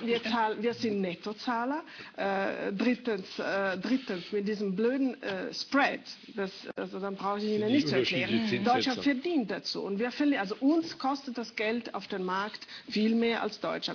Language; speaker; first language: German; non-native, fluent; Italian